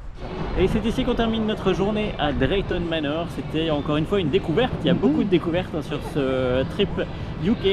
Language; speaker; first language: French; native; French